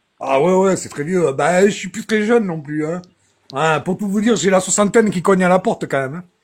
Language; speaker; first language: French; native; French